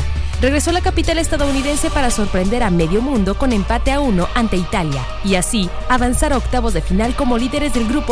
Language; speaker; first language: Spanish; native; Spanish